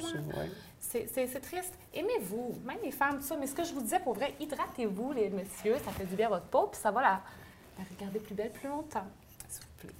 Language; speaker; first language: French; native; French